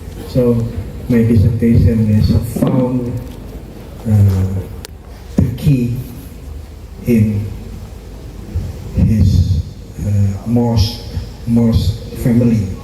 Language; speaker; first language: English; non-native, fluent; Indonesian